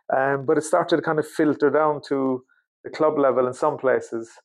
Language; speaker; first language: English; native; English